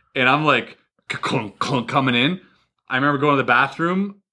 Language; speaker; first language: English; native; English